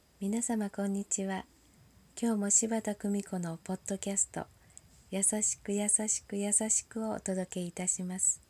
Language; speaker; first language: Japanese; native; Japanese